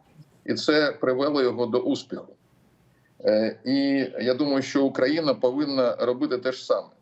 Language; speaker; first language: Ukrainian; non-native, local second language; Russian